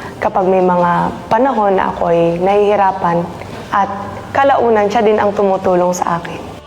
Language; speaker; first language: Filipino; native; Filipino